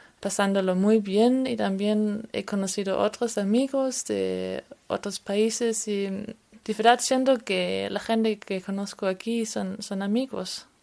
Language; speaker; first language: Spanish; non-native, learner; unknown